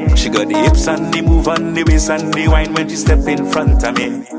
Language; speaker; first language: English; native; English